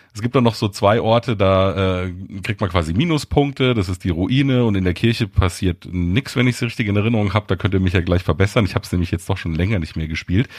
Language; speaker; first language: German; native; German